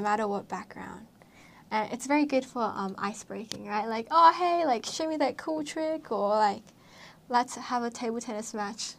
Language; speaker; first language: English; native; English